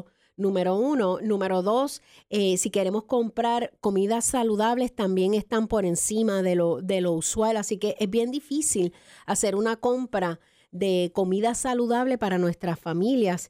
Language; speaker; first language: Spanish; native; Spanish